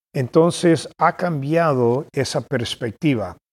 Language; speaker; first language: Spanish; early bilingual, heritage; Spanish